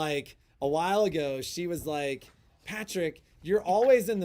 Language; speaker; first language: English; native; English